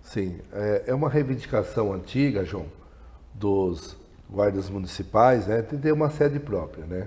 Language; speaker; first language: Portuguese; native; Portuguese